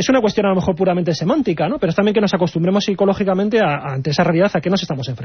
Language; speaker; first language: Spanish; native; Spanish